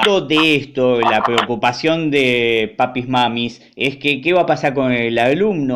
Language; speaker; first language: Spanish; native; Spanish